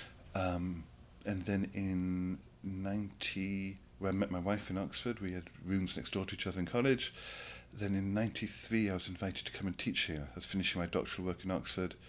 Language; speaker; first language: English; native; English